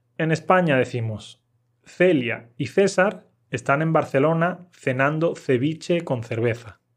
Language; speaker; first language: Spanish; native; Spanish